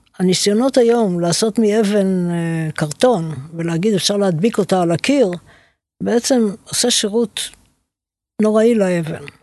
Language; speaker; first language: Hebrew; native; Hebrew